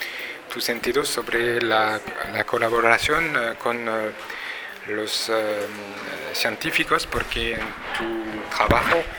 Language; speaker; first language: Spanish; non-native, fluent; French